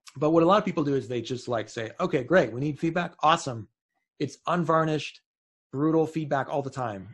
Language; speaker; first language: English; native; English